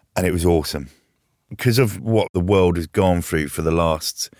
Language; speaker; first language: English; native; English